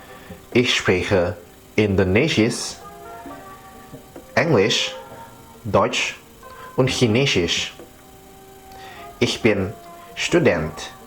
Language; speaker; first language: German; non-native, fluent; Indonesian